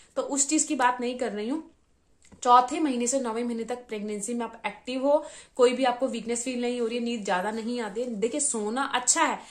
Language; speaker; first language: Hindi; native; Hindi